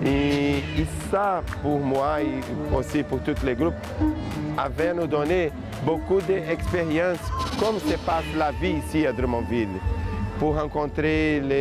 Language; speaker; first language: French; non-native, fluent; Portuguese